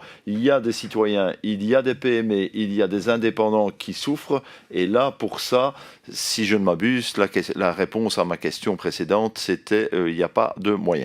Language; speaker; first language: French; native; French